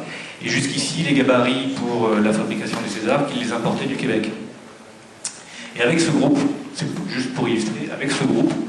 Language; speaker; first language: French; native; French